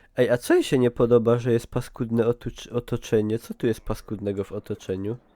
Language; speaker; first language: Polish; native; Polish